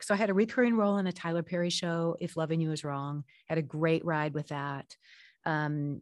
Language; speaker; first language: English; native; English